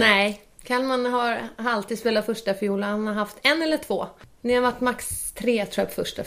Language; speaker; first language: Swedish; native; Swedish